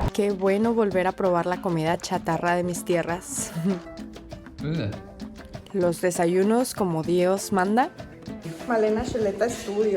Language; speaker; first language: Spanish; native; Spanish